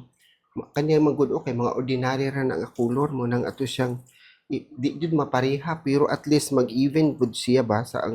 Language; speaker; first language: Cebuano; native; Cebuano